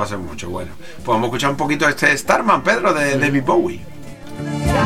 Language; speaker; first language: Spanish; native; Spanish